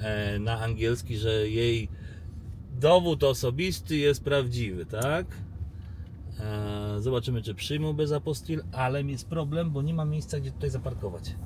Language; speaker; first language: Polish; native; Polish